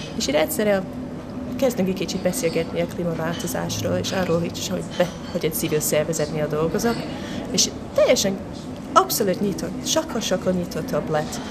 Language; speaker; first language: Hungarian; non-native, fluent; English